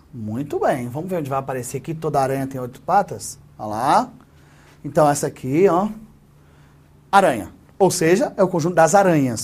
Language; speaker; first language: Portuguese; native; Portuguese